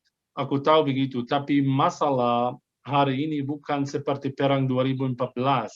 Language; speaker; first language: Indonesian; non-native, fluent; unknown